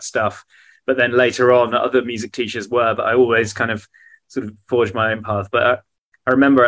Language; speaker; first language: English; native; English